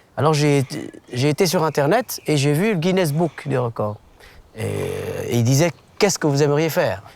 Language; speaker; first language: French; early bilingual, other home language; Khmer